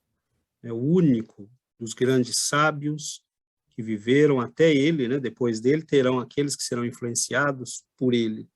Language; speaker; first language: Portuguese; native; Portuguese